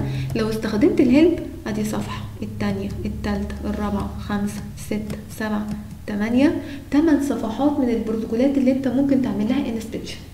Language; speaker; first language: Arabic; native; Arabic